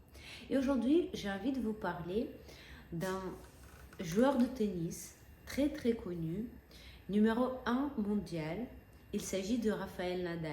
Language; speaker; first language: French; non-native, fluent; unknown